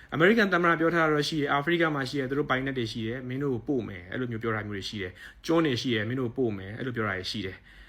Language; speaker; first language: Burmese; native; Burmese